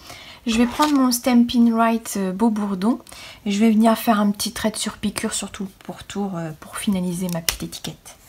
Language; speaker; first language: French; native; French